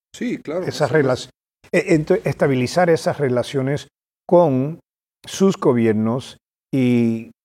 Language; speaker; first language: Spanish; early bilingual, heritage; Spanish